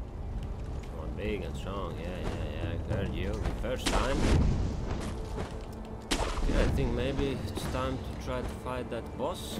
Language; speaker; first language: English; non-native, fluent; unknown